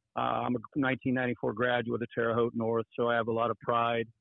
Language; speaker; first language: English; native; English